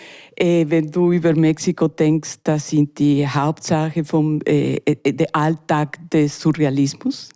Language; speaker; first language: German; non-native, learner; Spanish